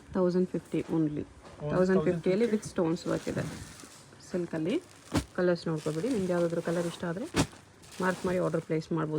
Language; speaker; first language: Kannada; native; Kannada